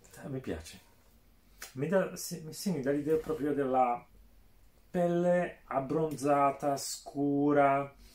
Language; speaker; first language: Italian; native; Italian